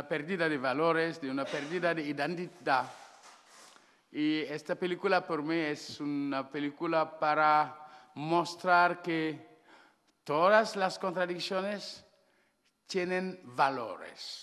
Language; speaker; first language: Spanish; non-native, learner; Wolof